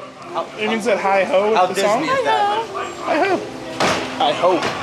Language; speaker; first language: English; native; English